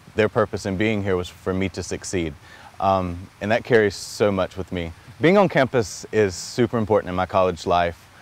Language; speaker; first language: English; native; English